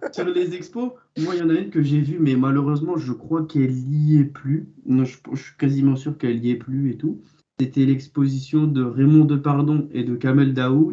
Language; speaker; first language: French; native; French